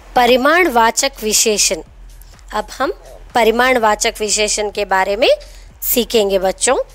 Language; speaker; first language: Hindi; non-native, local second language; Telugu